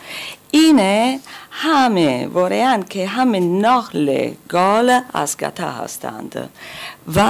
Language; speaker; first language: Persian; non-native, learner; German